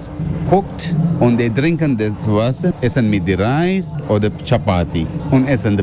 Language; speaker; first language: German; non-native, learner; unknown